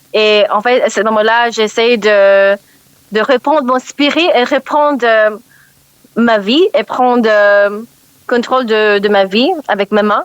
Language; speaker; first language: French; non-native, learner; English